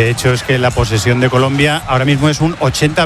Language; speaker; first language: Spanish; native; Spanish